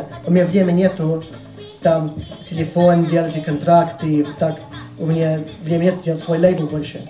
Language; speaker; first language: Russian; early bilingual, heritage; English